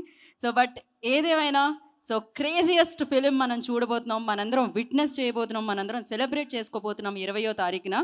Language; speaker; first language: Telugu; native; Telugu